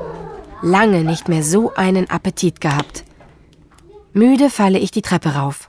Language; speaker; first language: German; native; German